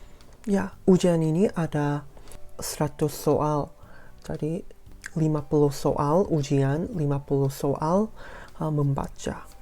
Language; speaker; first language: Indonesian; non-native, fluent; Korean